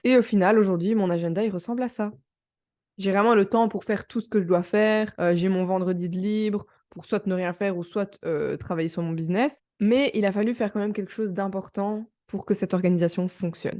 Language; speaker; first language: French; native; French